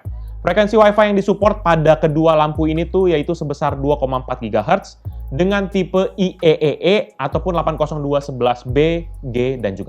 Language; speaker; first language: Indonesian; native; Indonesian